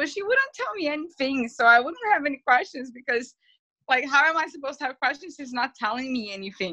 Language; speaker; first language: English; non-native, fluent; Portuguese